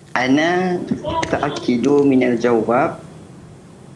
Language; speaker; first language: Arabic; non-native, learner; Malay